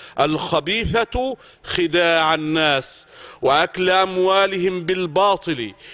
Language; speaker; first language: Arabic; native; Arabic